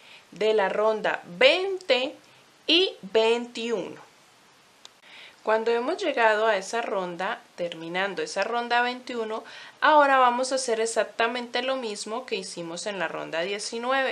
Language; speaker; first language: Spanish; native; Spanish